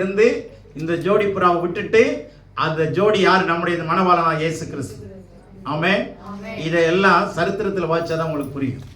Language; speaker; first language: Tamil; native; Tamil